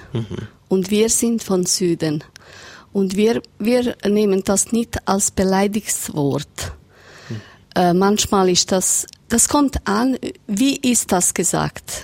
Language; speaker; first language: German; non-native, learner; Serbian